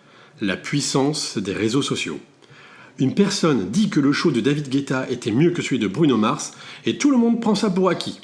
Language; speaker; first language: French; native; French